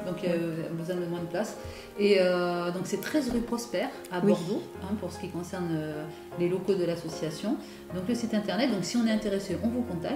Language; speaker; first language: French; native; French